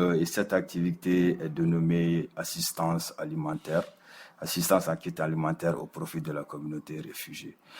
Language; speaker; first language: French; non-native, local second language; Bambara